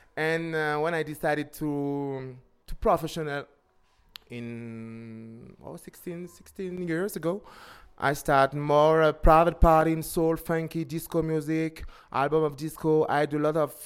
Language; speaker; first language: English; non-native, learner; French